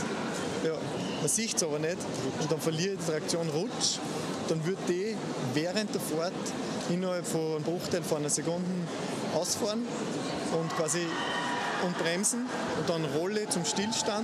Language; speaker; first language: German; native; German